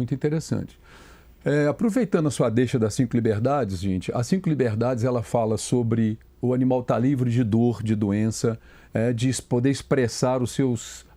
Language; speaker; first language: Portuguese; native; Portuguese